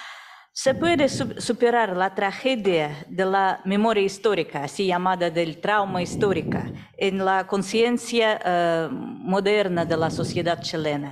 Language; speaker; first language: Spanish; non-native, fluent; Russian